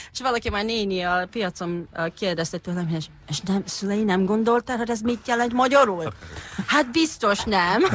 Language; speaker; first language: Hungarian; non-native, learner; Japanese